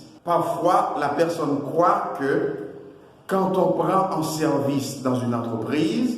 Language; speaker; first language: French; non-native, local second language; Haitian Creole